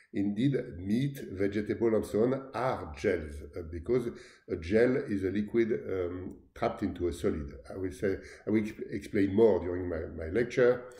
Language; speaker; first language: English; non-native, fluent; French